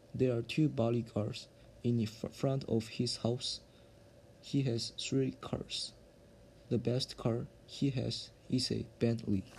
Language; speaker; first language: English; non-native, learner; Korean